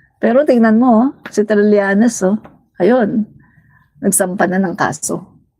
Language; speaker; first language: Filipino; non-native, local second language; Cebuano